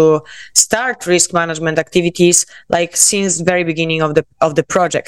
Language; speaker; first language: English; non-native, fluent; Polish